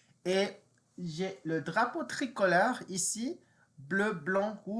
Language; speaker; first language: French; non-native, learner; English